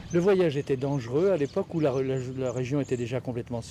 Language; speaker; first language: French; native; French